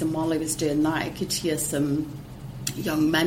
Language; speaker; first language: English; native; English